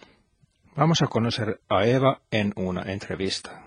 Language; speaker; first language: Spanish; non-native, fluent; Finnish